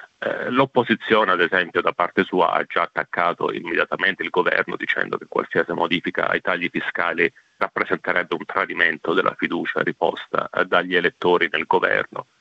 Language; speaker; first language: Italian; native; Italian